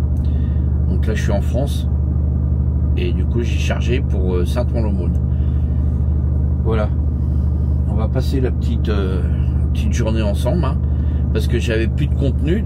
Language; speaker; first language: French; native; French